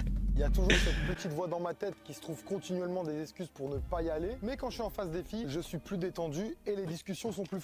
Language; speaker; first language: French; native; French